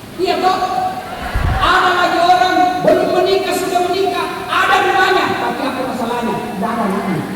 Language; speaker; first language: Indonesian; native; Indonesian